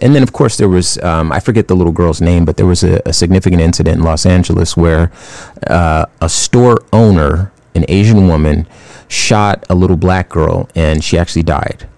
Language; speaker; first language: English; native; English